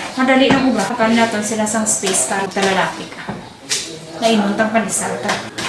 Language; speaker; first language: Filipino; non-native, local second language; Hiligaynon